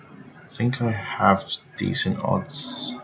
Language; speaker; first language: English; native; English